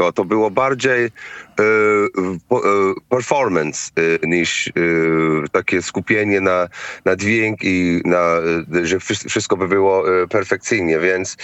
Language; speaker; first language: Polish; non-native, fluent; English